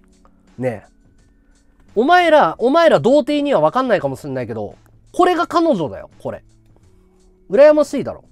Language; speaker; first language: Japanese; native; Japanese